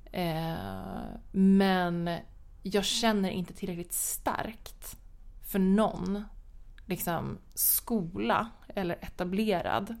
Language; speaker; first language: Swedish; native; Swedish